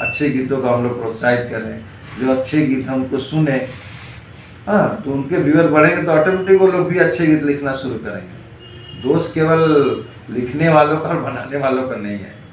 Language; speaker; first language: Hindi; non-native, local second language; Bhojpuri